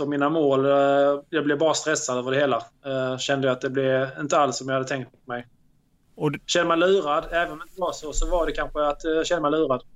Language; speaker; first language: Swedish; native; Swedish